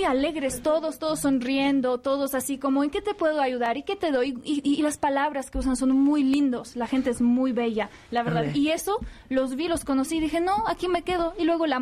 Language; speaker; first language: Spanish; non-native, fluent; Polish